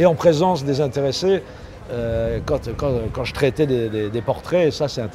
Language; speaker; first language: French; native; French